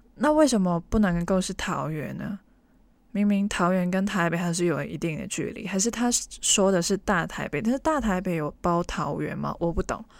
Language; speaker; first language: Chinese; non-native, local second language; Cantonese